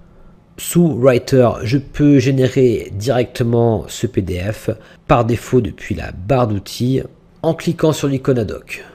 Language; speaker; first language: French; native; French